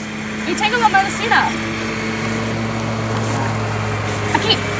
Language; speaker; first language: Spanish; non-native, learner; English